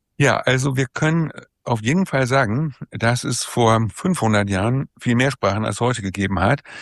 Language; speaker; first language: German; native; German